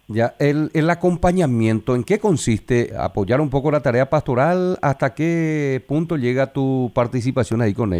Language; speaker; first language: Spanish; native; Spanish